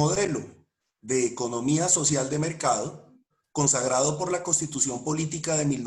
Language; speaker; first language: Spanish; native; Spanish